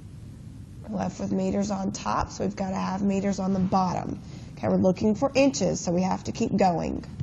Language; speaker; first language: English; native; English